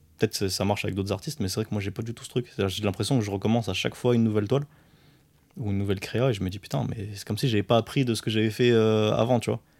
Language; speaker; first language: French; early bilingual, other home language; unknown